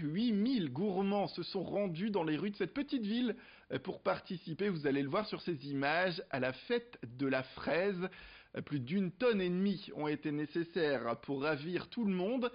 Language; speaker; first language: French; native; French